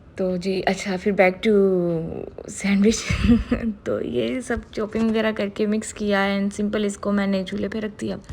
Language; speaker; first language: Urdu; native; Urdu